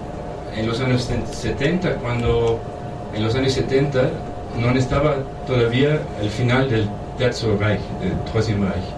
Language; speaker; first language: Spanish; non-native, fluent; German